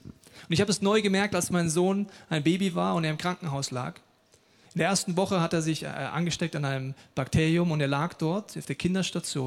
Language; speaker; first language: German; native; German